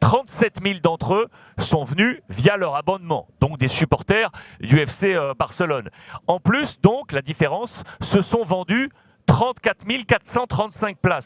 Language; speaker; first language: French; native; French